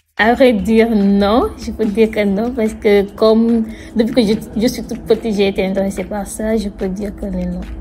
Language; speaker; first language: French; non-native, local second language; Wolof